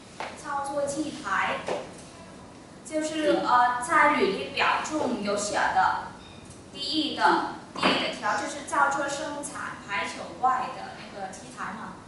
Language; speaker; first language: Chinese; non-native, fluent; Vietnamese